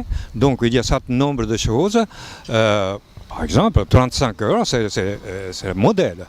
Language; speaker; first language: French; non-native, fluent; Japanese